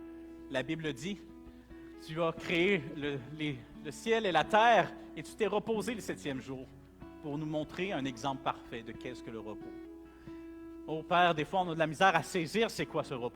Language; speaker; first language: French; native; French